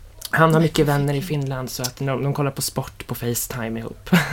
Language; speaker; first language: Swedish; native; Swedish